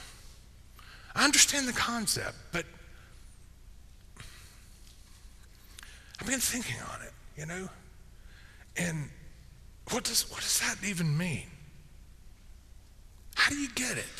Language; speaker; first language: English; native; English